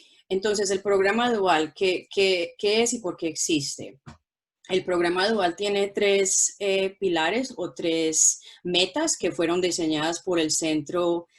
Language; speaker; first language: Spanish; non-native, local second language; English